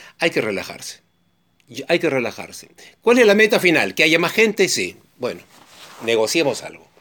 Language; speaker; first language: Spanish; native; Spanish